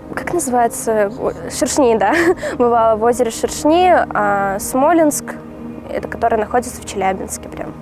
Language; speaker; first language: Russian; non-native, local second language; Uzbek